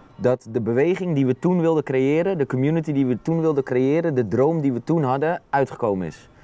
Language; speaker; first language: Dutch; native; Dutch